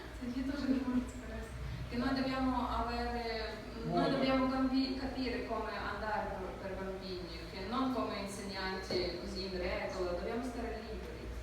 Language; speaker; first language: Italian; non-native, learner; Ukrainian